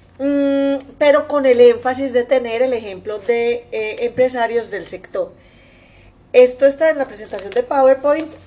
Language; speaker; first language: Spanish; native; Spanish